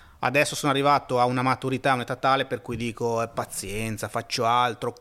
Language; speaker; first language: Italian; native; Italian